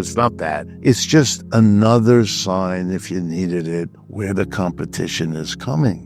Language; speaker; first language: English; native; English